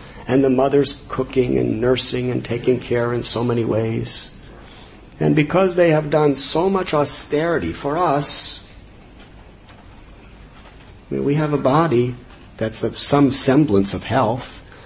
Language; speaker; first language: English; native; English